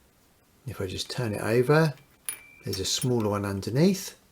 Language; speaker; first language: English; native; English